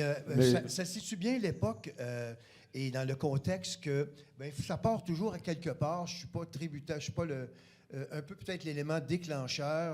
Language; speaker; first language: French; native; French